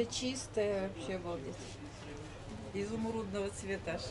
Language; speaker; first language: Russian; native; Russian